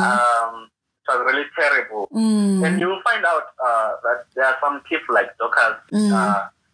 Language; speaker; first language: English; non-native, local second language; North Ndebele